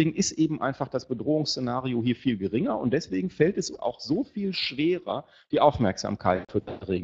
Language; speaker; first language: German; native; German